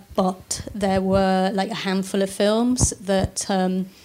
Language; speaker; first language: English; native; English